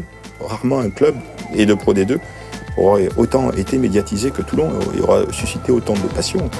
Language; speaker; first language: French; native; French